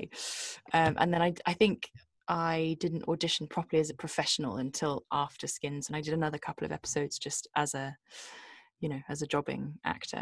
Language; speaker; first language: English; native; English